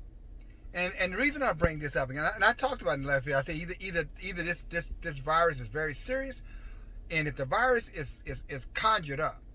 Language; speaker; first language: English; native; English